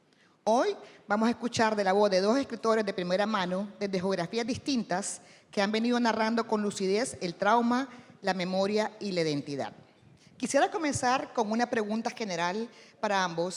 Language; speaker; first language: Spanish; native; Spanish